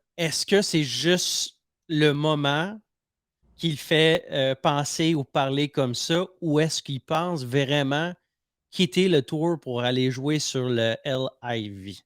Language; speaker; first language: French; native; French